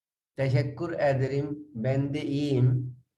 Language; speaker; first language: Turkish; non-native, learner; Urdu